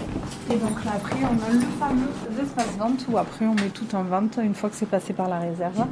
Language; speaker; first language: French; native; French